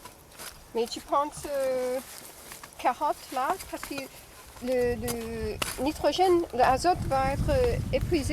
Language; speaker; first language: French; non-native, fluent; English